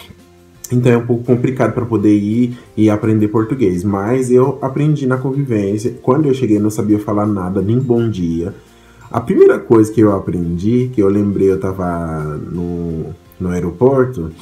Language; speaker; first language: Portuguese; non-native, fluent; Haitian Creole